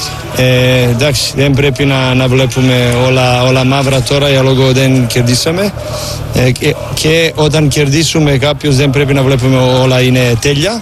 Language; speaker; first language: Greek; non-native, learner; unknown